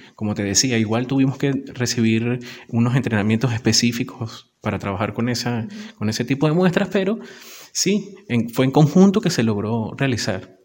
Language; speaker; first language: Spanish; native; Spanish